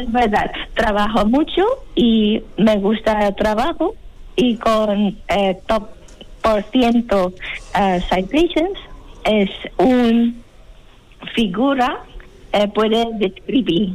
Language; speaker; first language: Spanish; non-native, learner; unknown